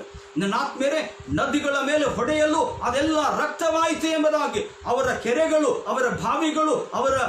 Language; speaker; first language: Kannada; native; Kannada